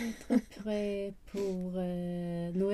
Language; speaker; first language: French; non-native, learner; Swedish